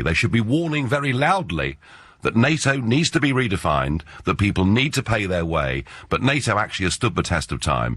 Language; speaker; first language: English; native; English